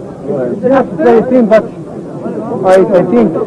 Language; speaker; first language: English; non-native, learner; Bosnian